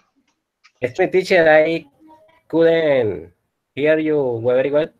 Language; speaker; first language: English; non-native, learner; Spanish